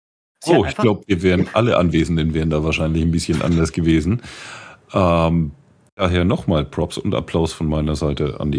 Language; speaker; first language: German; native; German